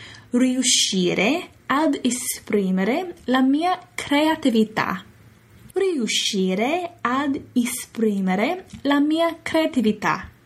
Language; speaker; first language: Italian; non-native, fluent; English